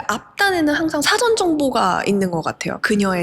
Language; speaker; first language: Korean; native; Korean